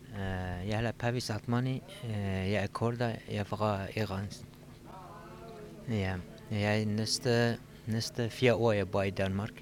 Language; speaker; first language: Danish; non-native, learner; Kurdish